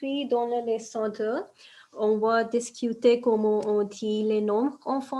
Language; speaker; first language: French; non-native, fluent; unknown